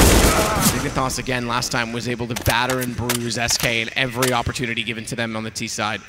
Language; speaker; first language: English; native; English